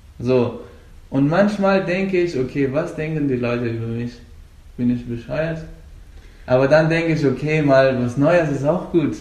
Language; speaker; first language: German; non-native, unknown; Persian